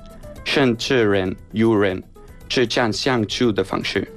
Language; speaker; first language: Chinese; non-native, fluent; Spanish